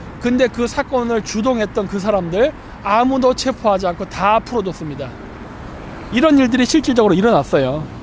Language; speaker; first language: Korean; native; Korean